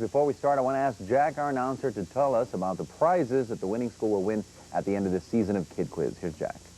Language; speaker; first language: English; native; English